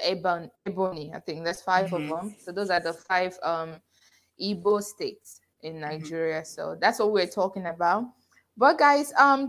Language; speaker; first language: English; non-native, local second language; Igbo